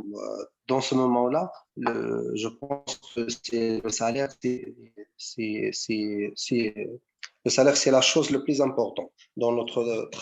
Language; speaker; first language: French; non-native, learner; Arabic